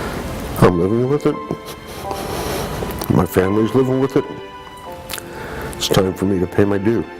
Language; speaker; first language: English; native; English